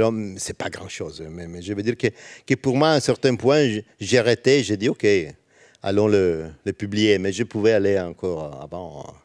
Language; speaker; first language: French; non-native, learner; Italian